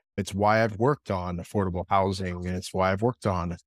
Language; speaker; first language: English; early bilingual, other home language; Spanish